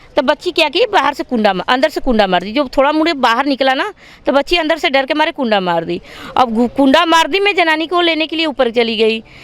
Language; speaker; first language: Hindi; native; Hindi